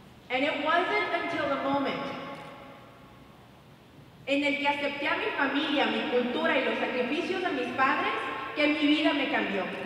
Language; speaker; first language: Spanish; early bilingual, heritage; Spanish